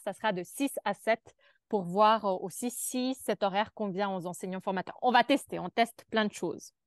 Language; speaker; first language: French; native; French